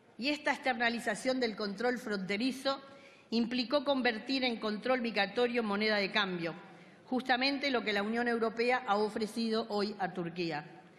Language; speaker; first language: Spanish; native; Spanish